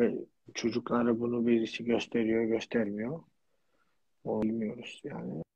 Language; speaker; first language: Turkish; non-native, fluent; Georgian